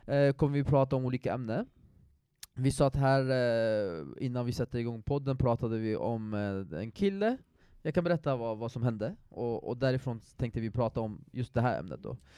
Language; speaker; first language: Swedish; non-native, fluent; Persian